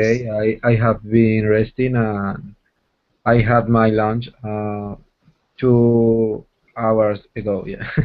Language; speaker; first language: English; non-native, learner; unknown